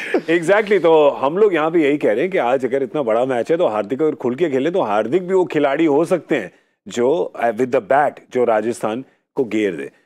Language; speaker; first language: Hindi; native; Hindi